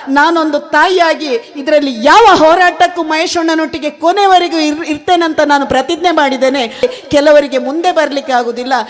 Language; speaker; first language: Kannada; native; Kannada